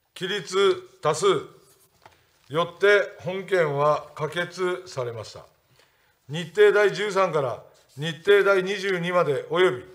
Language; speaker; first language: Japanese; native; Japanese